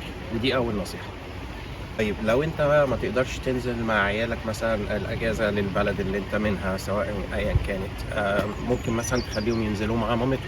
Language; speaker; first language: Arabic; native; Arabic